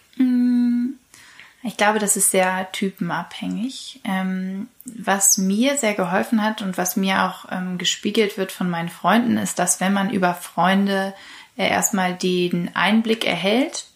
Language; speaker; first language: German; native; German